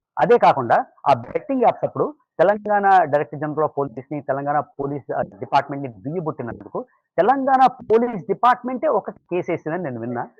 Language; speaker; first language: Telugu; native; Telugu